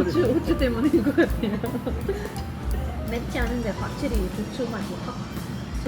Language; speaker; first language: Korean; non-native, fluent; Swedish